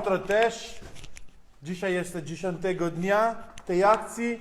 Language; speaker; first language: Polish; non-native, fluent; Italian